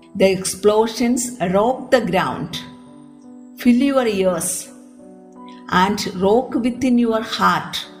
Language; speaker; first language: English; non-native, local second language; Malayalam